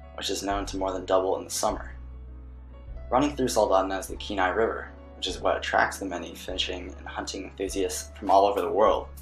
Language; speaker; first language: English; native; English